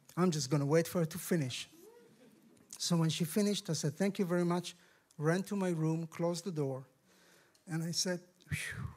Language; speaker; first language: English; non-native, fluent; Hebrew